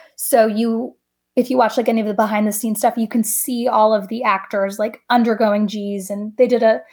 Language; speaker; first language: English; native; English